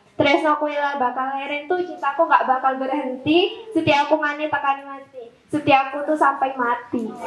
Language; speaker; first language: Indonesian; non-native, local second language; Javanese